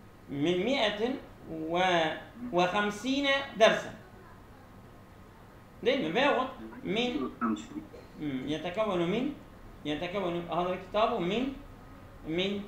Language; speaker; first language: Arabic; non-native, fluent; Turkish